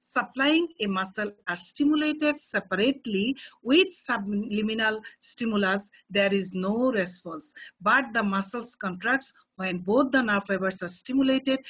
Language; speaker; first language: English; non-native, local second language; Bangla